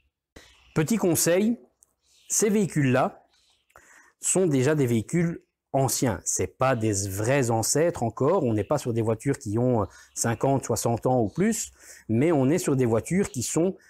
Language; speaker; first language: French; native; French